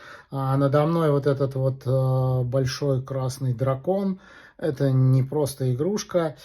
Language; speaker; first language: Russian; native; Russian